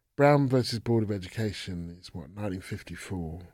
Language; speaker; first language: English; native; English